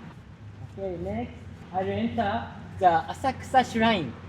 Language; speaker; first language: English; non-native, learner; Japanese